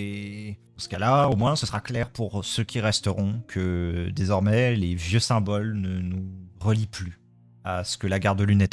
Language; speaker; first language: French; native; French